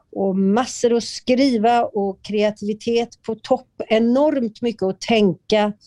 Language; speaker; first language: Swedish; native; Swedish